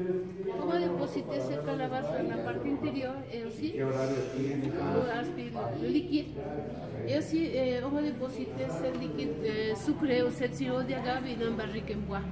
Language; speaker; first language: French; non-native, learner; Spanish